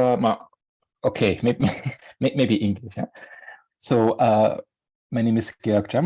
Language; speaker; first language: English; non-native, fluent; German